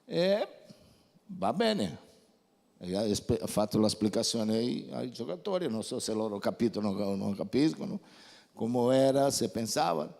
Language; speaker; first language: Italian; non-native, fluent; Portuguese